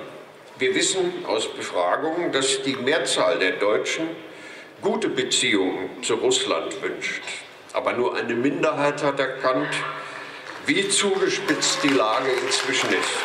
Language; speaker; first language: German; native; German